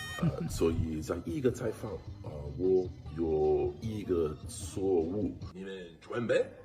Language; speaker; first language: Chinese; non-native, learner; English